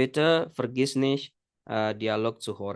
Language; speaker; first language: German; non-native, fluent; Indonesian